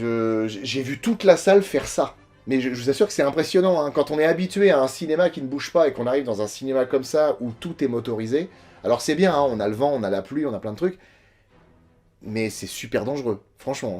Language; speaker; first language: French; native; French